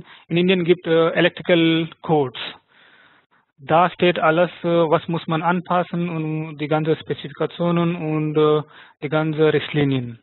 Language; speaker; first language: German; non-native, fluent; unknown